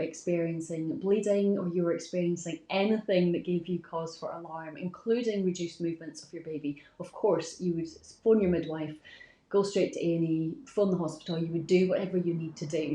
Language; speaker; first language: English; native; English